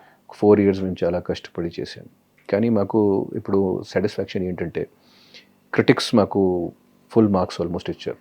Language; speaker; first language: Telugu; non-native, fluent; Hindi